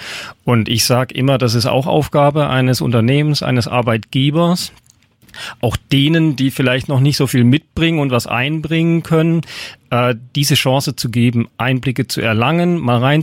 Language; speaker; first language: German; native; German